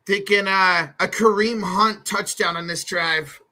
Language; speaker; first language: English; native; English